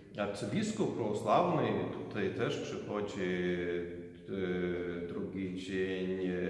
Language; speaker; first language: Polish; non-native, local second language; Lithuanian